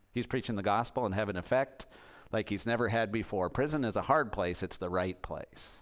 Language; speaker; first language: English; native; English